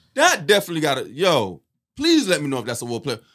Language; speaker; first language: English; early bilingual, other home language; Haitian Creole